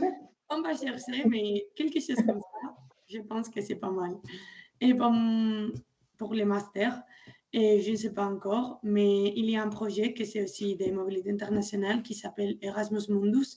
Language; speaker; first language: French; non-native, learner; Spanish